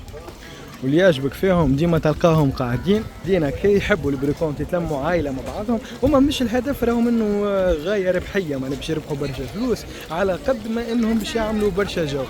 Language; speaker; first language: Arabic; native; Arabic